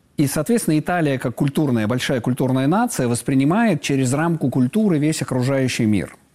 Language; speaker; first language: Russian; native; Russian